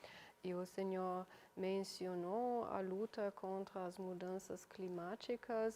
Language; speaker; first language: Portuguese; non-native, fluent; German